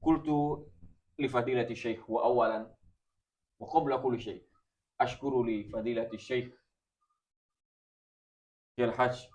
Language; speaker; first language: Arabic; non-native, fluent; Indonesian